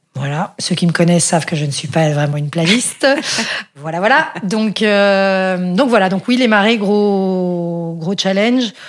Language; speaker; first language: French; native; French